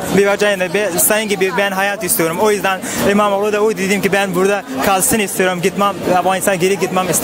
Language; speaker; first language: Turkish; non-native, learner; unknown